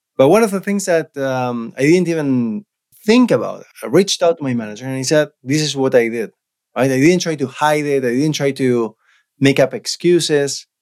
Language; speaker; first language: English; non-native, fluent; Spanish